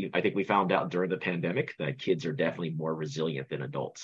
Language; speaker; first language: English; early bilingual, other home language; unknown